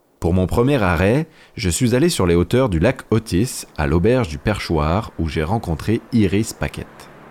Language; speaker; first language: French; native; French